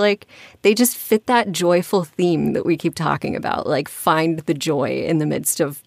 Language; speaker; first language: English; native; English